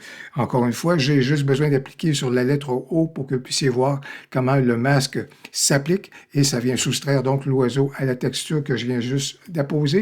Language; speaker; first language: French; native; French